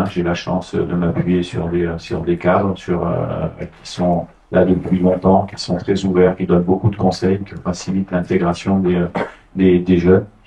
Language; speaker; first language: French; non-native, fluent; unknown